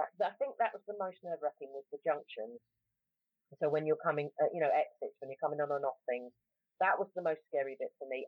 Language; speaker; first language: English; native; English